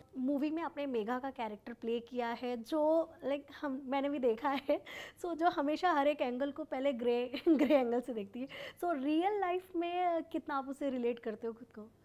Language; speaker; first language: Hindi; native; Hindi